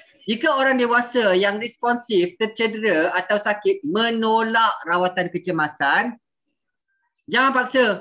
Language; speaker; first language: Malay; native; Malay